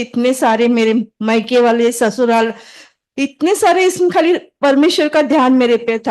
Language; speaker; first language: Hindi; native; Hindi